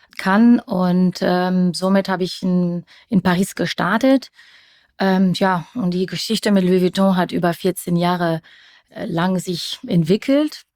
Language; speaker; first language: German; early bilingual, other home language; French